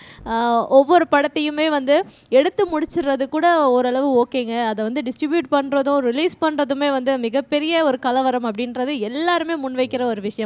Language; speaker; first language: Tamil; native; Tamil